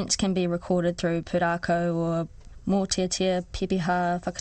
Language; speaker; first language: English; native; English